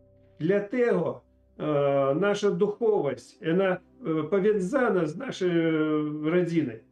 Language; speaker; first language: Polish; non-native, learner; Ukrainian